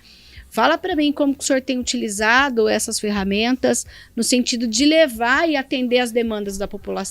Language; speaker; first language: Portuguese; native; Portuguese